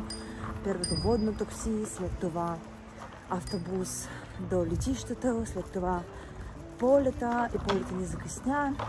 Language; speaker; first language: Bulgarian; non-native, fluent; Russian